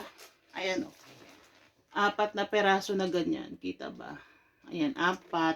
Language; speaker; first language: Filipino; native; Filipino